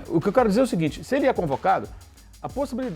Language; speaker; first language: Portuguese; native; Portuguese